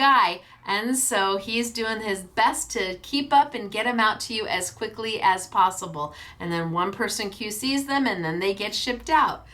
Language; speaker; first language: English; native; English